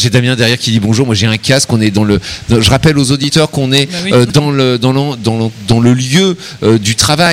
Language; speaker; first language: French; native; French